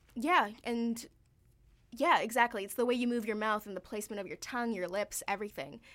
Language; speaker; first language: English; early bilingual, other home language; Filipino